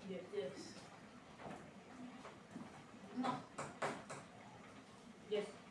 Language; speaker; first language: English; non-native, learner; Spanish